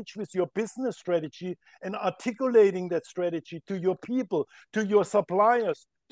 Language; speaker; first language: English; non-native, fluent; German